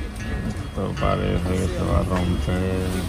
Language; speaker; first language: Spanish; native; Spanish